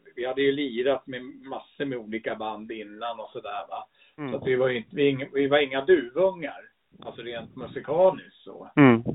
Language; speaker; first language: Swedish; early bilingual, other home language; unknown